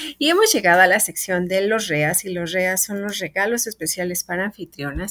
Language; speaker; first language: Spanish; native; Spanish